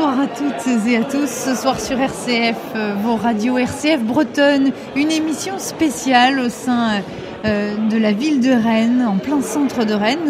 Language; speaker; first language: French; native; French